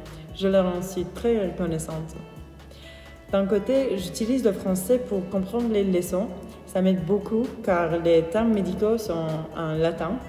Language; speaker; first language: French; non-native, fluent; Turkish